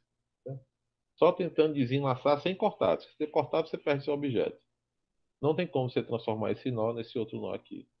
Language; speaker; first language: Portuguese; native; Portuguese